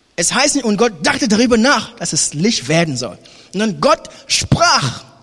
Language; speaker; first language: German; non-native, fluent; French